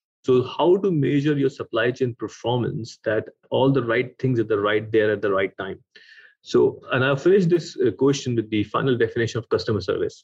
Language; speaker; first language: English; non-native, local second language; Urdu